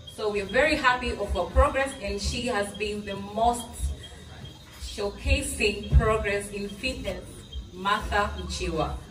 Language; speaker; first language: English; non-native, local second language; Swahili